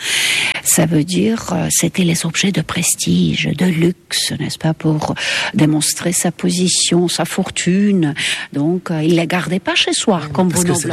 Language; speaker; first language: French; non-native, fluent; Estonian